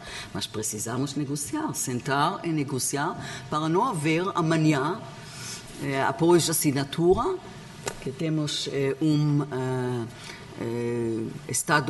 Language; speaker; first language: Portuguese; non-native, learner; Hebrew